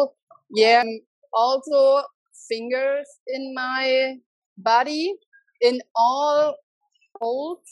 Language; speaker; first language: English; non-native, learner; German